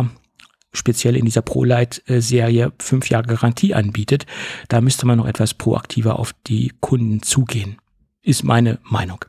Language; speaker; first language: German; native; German